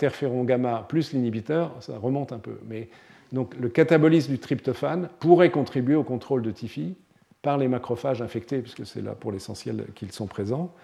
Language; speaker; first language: French; native; French